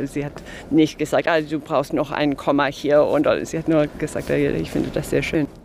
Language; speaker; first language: German; non-native, fluent; English